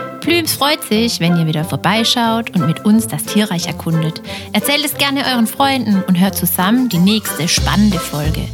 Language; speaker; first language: German; native; German